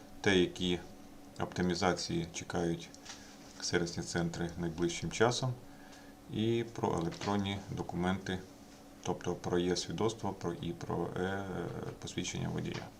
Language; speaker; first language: Ukrainian; native; Ukrainian